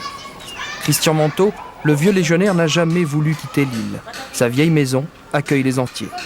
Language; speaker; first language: French; native; French